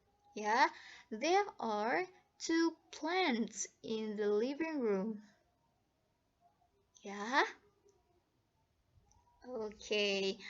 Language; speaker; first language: English; non-native, fluent; Indonesian